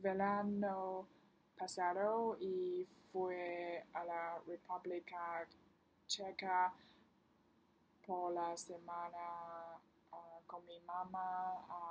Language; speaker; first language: Spanish; non-native, learner; Chinese